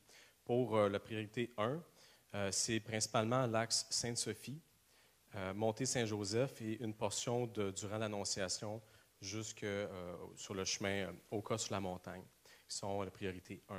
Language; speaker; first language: French; native; French